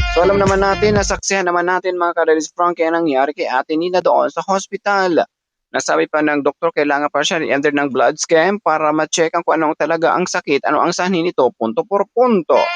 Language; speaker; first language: Filipino; non-native, local second language; Cebuano